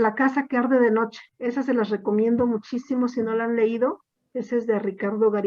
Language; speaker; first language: Spanish; native; Spanish